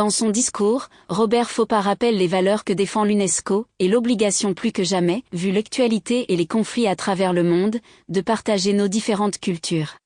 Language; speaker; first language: French; native; French